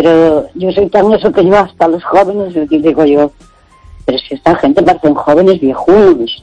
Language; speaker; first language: Spanish; native; Spanish